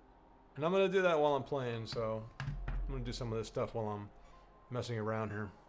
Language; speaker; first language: English; native; English